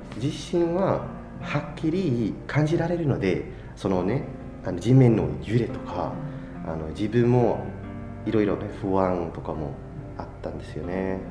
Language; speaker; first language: Japanese; non-native, fluent; Indonesian